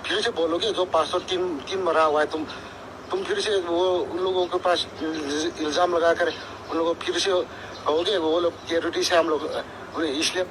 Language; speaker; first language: Hindi; non-native, local second language; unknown